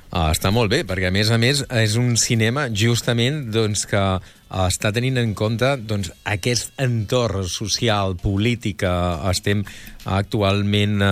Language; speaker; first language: Catalan; native; Catalan